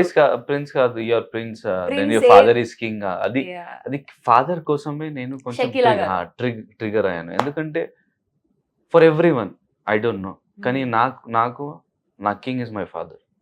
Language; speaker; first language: Telugu; non-native, learner; Hindi